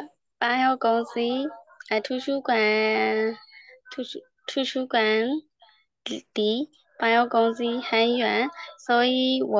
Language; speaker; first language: Chinese; non-native, learner; Thai